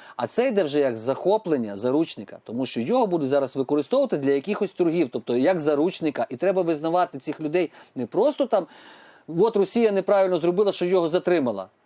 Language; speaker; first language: Ukrainian; native; Ukrainian